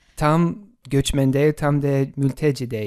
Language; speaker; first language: Turkish; non-native, fluent; English